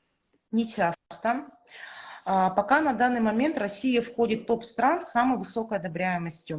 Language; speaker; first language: Russian; native; Russian